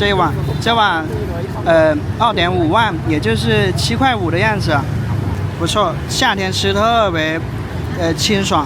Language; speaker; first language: Chinese; native; Chinese